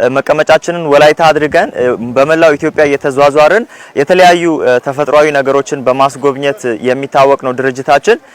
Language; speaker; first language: Amharic; non-native, local second language; Wolaytta